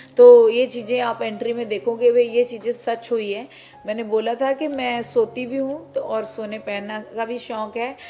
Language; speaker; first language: Hindi; non-native, local second language; Punjabi